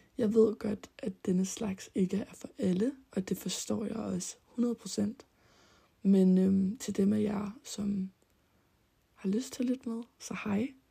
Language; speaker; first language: Danish; early bilingual, heritage; Danish